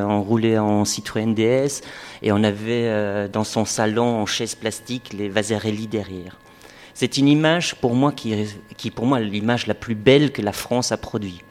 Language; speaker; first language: French; non-native, fluent; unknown